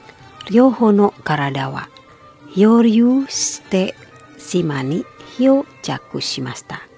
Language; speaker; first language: Japanese; non-native, fluent; Indonesian